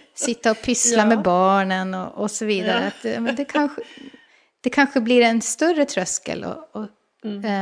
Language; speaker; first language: Swedish; native; Swedish